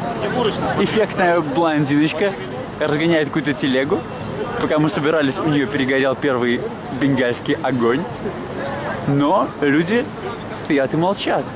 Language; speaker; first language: Russian; native; Russian